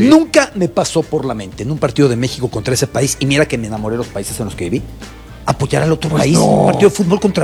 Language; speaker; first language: Spanish; native; Spanish